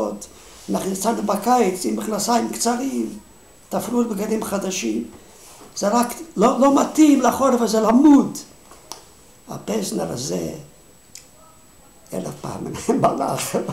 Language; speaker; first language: Hebrew; non-native, fluent; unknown